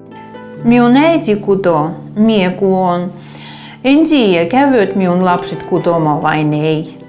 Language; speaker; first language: Finnish; non-native, local second language; Russian